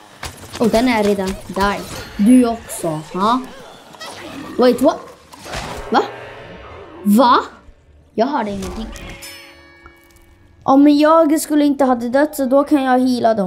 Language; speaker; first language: Swedish; early bilingual, other home language; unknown